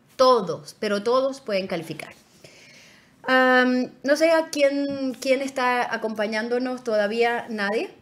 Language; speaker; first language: Spanish; native; Spanish